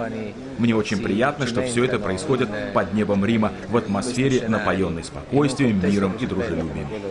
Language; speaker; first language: Russian; native; Russian